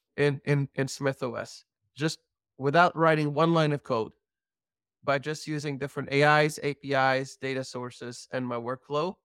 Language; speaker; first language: English; non-native, fluent; Dutch